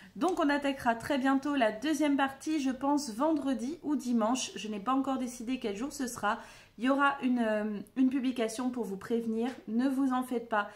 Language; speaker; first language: French; native; French